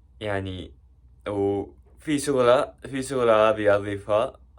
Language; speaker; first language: Arabic; non-native, learner; Japanese